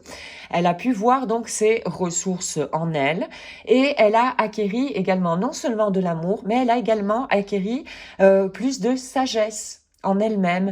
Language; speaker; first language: French; native; French